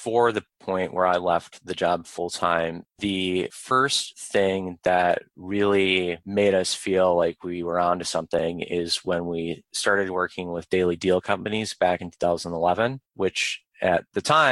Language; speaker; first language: English; native; English